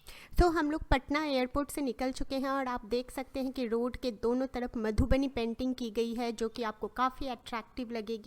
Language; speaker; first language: Hindi; native; Hindi